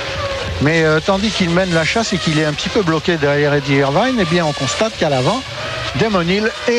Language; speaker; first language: French; native; French